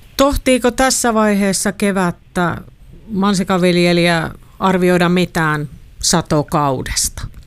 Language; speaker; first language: Finnish; native; Finnish